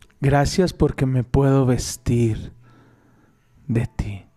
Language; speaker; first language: Spanish; native; Spanish